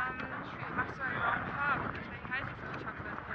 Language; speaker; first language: German; non-native, fluent; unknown